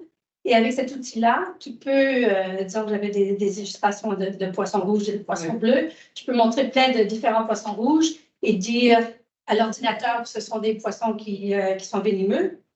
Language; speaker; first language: French; native; French